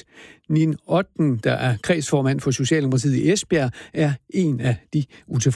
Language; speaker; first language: Danish; native; Danish